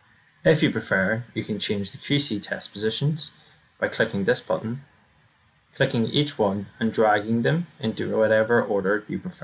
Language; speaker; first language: English; native; English